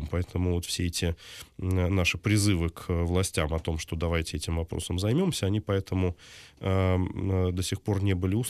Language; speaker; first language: Russian; native; Russian